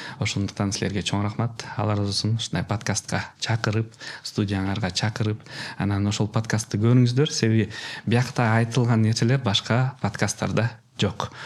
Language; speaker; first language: Kyrgyz; non-native, local second language; Russian